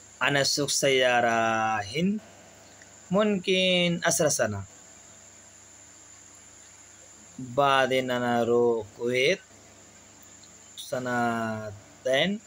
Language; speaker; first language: Arabic; non-native, learner; Hindi